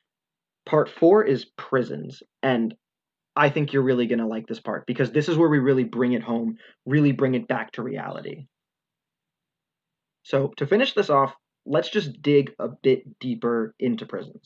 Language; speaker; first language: English; native; English